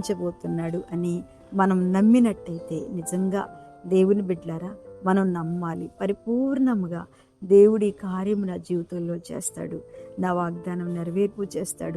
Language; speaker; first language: Telugu; native; Telugu